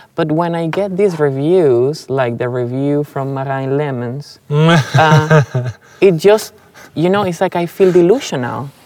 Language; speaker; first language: English; non-native, fluent; Spanish